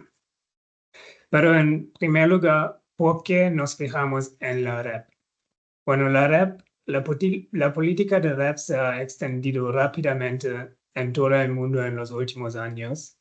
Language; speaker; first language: Spanish; non-native, fluent; German